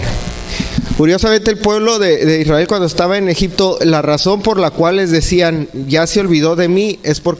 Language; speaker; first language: Spanish; native; Spanish